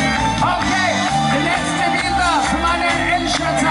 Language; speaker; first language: German; non-native, learner; Swedish